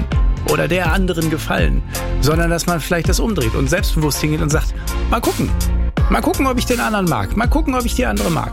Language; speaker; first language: German; native; German